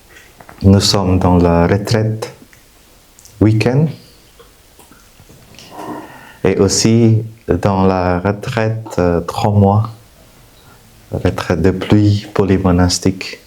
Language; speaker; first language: French; non-native, fluent; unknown